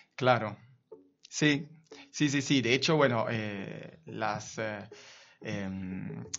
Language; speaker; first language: Spanish; non-native, fluent; Italian